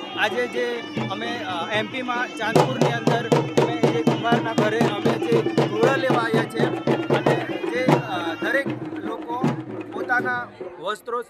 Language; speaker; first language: Gujarati; non-native, local second language; Rathawi